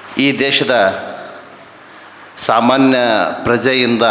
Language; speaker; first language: Kannada; native; Kannada